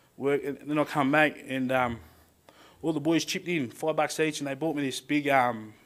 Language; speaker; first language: English; native; English